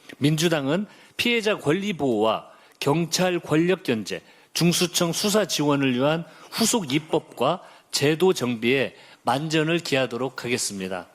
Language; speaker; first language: Korean; native; Korean